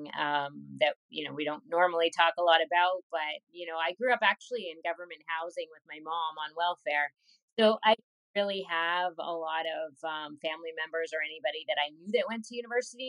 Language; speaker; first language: English; native; English